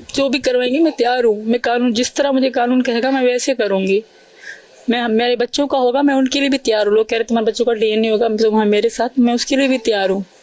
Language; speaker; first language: Urdu; non-native, local second language; Sindhi